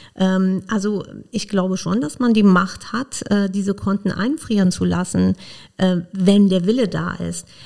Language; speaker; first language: German; non-native, fluent; Persian